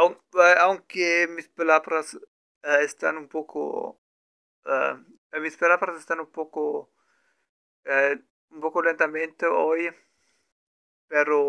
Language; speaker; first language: Spanish; non-native, learner; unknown